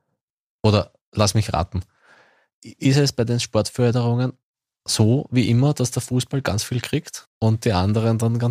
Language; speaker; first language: German; native; German